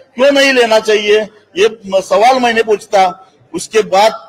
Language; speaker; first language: Hindi; non-native, local second language; Marathi